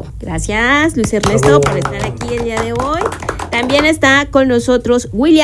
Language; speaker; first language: Spanish; native; Spanish